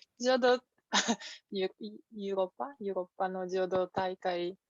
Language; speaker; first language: Japanese; non-native, learner; Polish